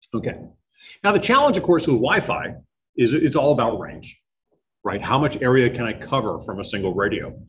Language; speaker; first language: English; native; English